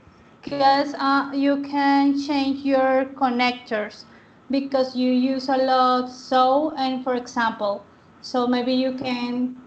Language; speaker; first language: English; non-native, learner; Spanish